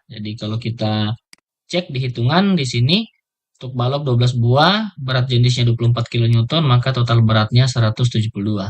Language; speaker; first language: Indonesian; native; Indonesian